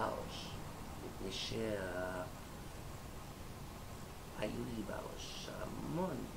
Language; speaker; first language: Hebrew; non-native, learner; French